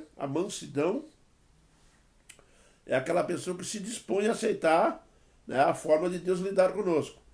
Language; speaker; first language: Portuguese; native; Portuguese